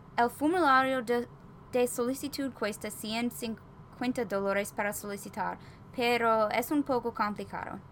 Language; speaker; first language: Spanish; non-native, learner; English